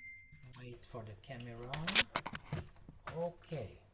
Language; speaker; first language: English; non-native, learner; Vietnamese